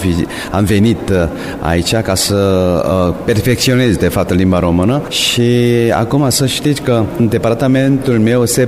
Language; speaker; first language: Romanian; non-native, fluent; Korean